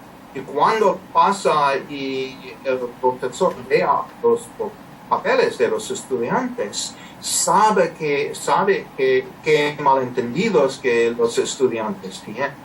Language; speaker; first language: Spanish; non-native, learner; English